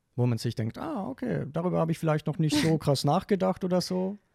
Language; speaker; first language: German; native; German